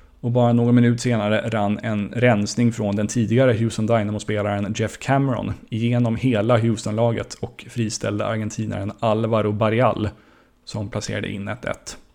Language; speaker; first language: Swedish; native; Swedish